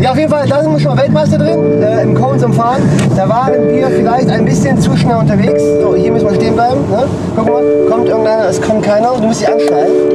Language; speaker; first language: German; native; German